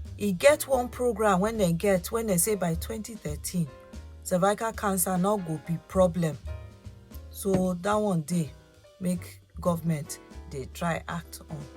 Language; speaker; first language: Nigerian Pidgin; non-native, local second language; Yoruba